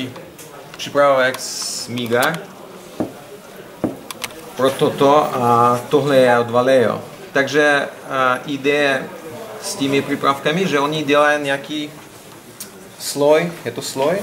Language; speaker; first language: Czech; non-native, learner; Russian